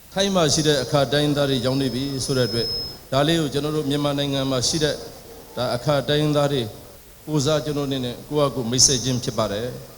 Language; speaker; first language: Burmese; non-native, local second language; Akha